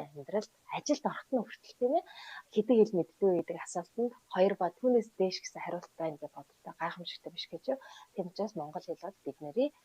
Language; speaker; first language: Mongolian; native; Mongolian